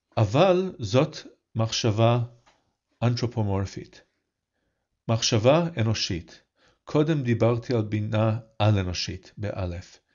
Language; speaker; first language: Hebrew; non-native, fluent; English